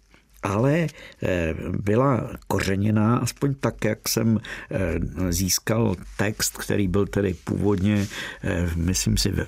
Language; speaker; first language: Czech; native; Czech